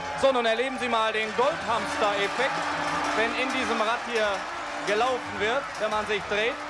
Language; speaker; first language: German; native; German